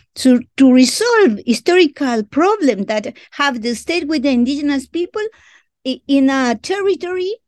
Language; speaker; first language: English; non-native, learner; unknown